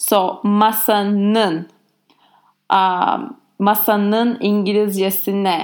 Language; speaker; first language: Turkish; non-native, learner; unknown